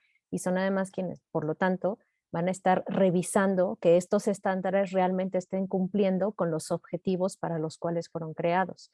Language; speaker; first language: Spanish; native; Spanish